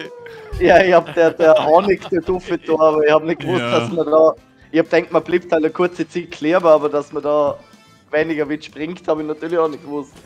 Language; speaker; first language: German; native; German